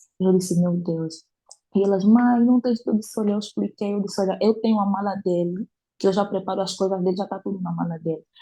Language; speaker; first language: Portuguese; native; Portuguese